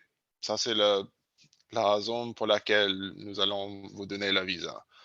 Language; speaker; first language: French; non-native, learner; English